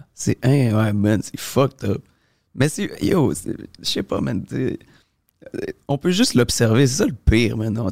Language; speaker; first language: French; native; French